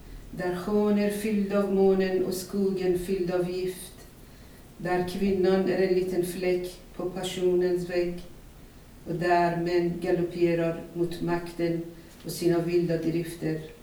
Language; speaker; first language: Swedish; non-native, fluent; Persian